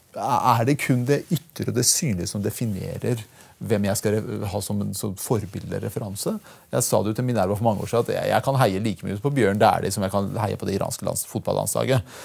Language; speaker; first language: Norwegian; early bilingual, other home language; Persian